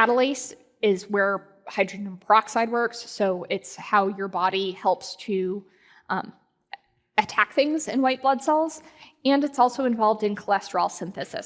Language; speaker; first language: English; native; English